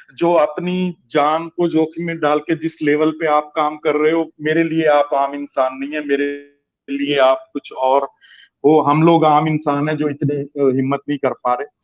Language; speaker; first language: Urdu; non-native, local second language; Punjabi